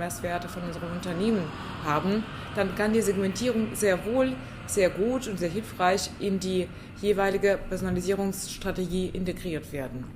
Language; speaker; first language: German; non-native, fluent; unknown